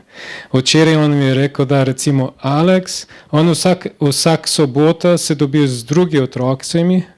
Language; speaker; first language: Slovenian; non-native, learner; Portuguese